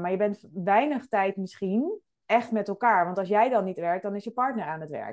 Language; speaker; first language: Dutch; native; Dutch